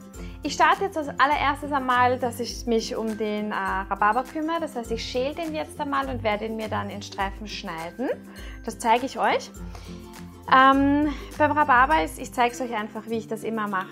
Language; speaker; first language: German; native; German